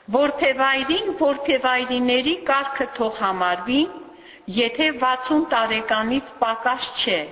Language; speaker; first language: Armenian; native; Armenian